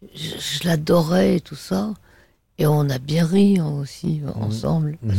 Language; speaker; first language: French; native; French